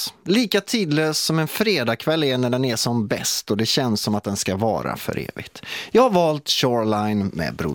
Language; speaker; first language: Swedish; native; Swedish